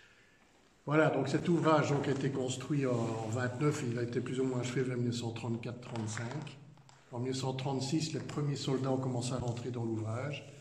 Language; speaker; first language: French; native; French